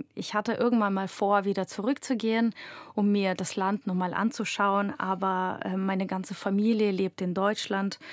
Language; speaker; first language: German; non-native, fluent; Russian